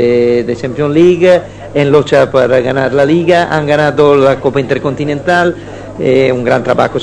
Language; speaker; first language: Spanish; non-native, fluent; Italian